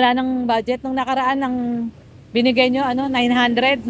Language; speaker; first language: Filipino; native; Filipino